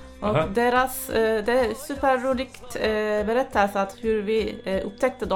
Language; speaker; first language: Swedish; non-native, fluent; Turkish